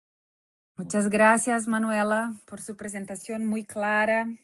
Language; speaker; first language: Spanish; non-native, fluent; Portuguese